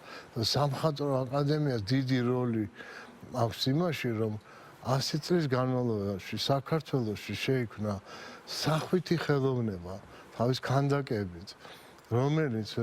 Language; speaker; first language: Georgian; native; Georgian